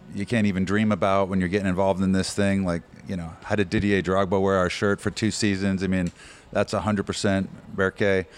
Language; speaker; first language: English; native; English